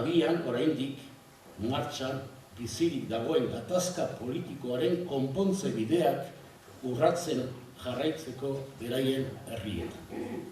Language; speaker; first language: Basque; native; Basque